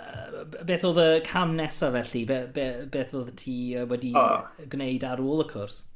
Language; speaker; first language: Welsh; non-native, local second language; English